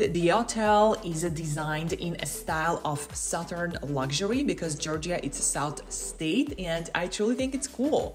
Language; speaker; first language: English; non-native, fluent; Hebrew